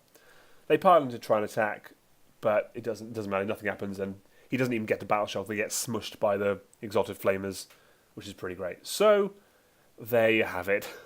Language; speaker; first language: English; native; English